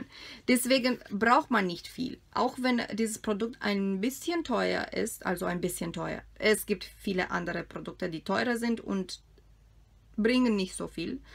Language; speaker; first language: German; non-native, fluent; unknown